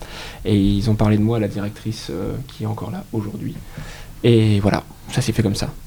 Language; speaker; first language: French; native; French